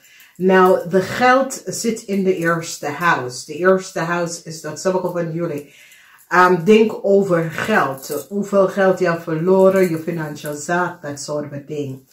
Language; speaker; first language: Dutch; non-native, fluent; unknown